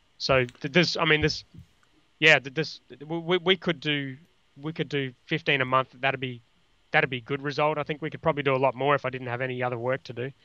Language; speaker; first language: English; native; English